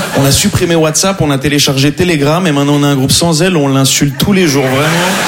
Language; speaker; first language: French; non-native, local second language; Arabic